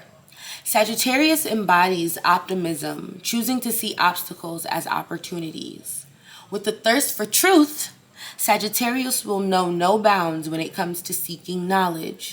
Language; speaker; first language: English; native; English